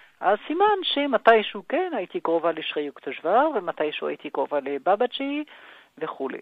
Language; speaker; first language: Hebrew; non-native, fluent; French